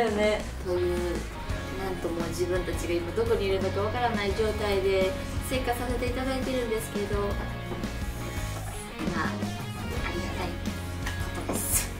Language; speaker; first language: Japanese; native; Japanese